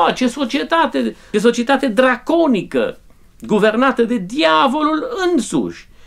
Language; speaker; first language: Romanian; native; Romanian